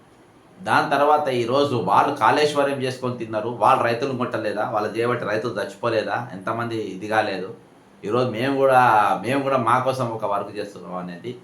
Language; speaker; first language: Telugu; native; Telugu